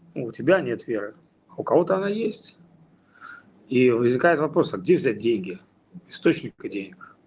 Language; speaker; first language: Russian; native; Russian